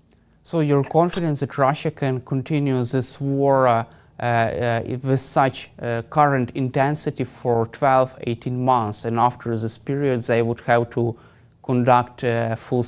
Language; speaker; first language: English; non-native, fluent; Ukrainian